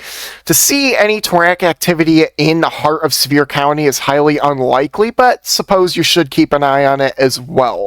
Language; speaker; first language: English; native; English